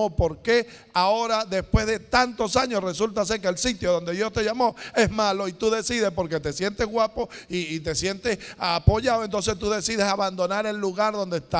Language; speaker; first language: Spanish; native; Spanish